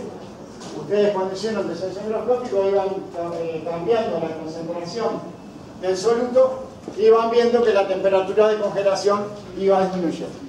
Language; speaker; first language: Spanish; native; Spanish